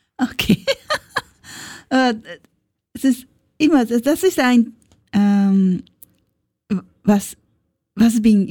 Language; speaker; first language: German; non-native, learner; Japanese